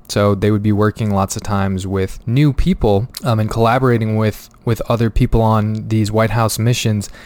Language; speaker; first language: English; native; English